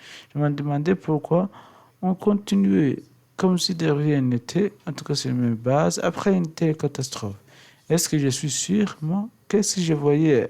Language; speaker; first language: French; non-native, learner; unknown